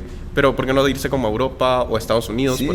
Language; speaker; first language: Spanish; native; Spanish